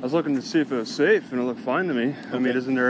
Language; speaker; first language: English; native; English